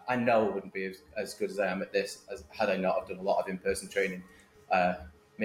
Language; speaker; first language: English; native; English